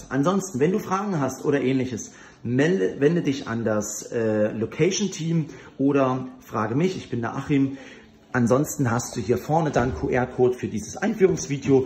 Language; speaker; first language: German; native; German